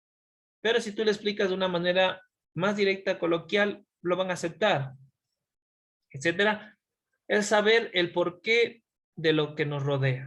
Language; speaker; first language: Spanish; native; Spanish